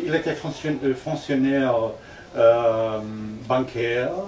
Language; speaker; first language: French; non-native, fluent; Portuguese